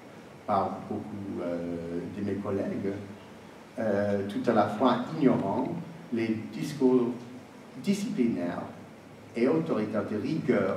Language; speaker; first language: French; non-native, fluent; English